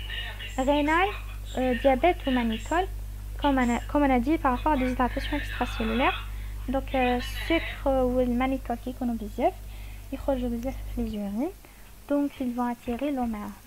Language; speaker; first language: French; non-native, local second language; Arabic